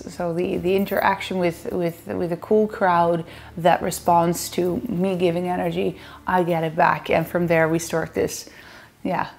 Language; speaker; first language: English; non-native, fluent; Dutch